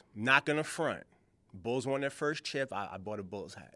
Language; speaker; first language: English; native; English